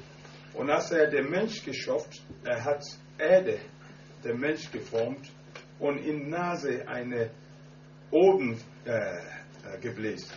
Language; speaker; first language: German; non-native, learner; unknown